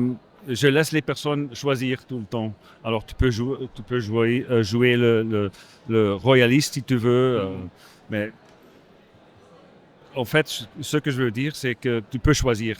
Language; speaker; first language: French; non-native, local second language; Dutch